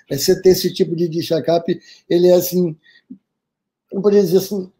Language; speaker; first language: Portuguese; native; Portuguese